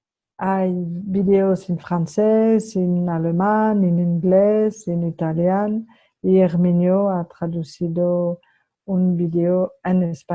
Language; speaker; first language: Spanish; non-native, fluent; French